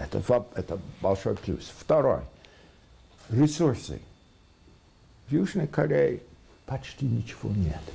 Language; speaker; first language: Russian; non-native, fluent; English